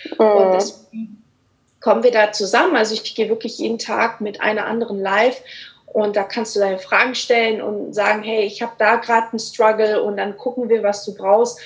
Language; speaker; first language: German; early bilingual, other home language; Portuguese